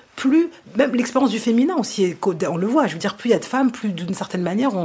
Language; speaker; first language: French; native; French